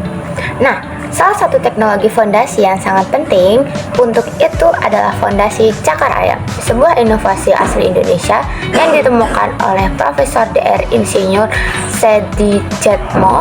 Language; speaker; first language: Indonesian; native; Indonesian